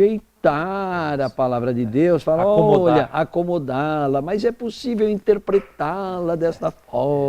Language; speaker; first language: Portuguese; native; Portuguese